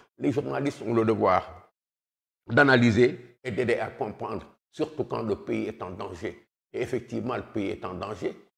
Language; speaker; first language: French; non-native, local second language; Wolof